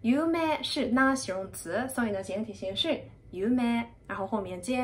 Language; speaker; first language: Chinese; non-native, fluent; Japanese